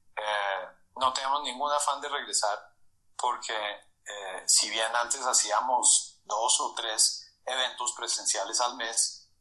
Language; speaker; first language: Spanish; native; Spanish